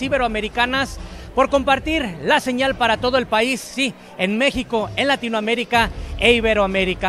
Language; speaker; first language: Spanish; native; Spanish